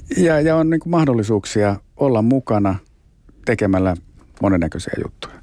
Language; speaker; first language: Finnish; native; Finnish